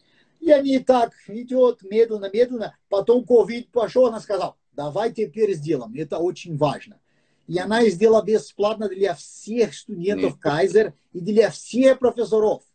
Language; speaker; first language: Russian; non-native, fluent; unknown